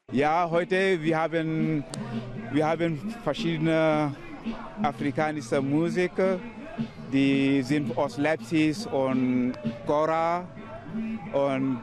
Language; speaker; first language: German; non-native, learner; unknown